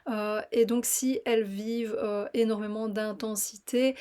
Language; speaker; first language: French; native; French